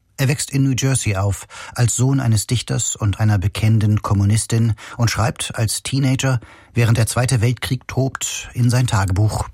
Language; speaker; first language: German; native; German